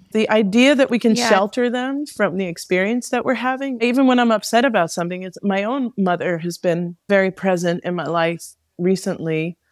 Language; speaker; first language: English; native; English